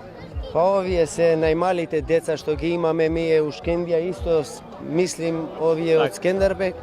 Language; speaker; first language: Macedonian; non-native, local second language; Albanian